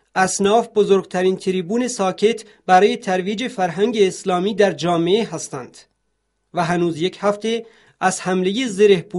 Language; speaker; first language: Persian; non-native, local second language; Central Kurdish